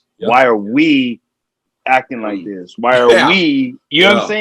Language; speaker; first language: English; native; English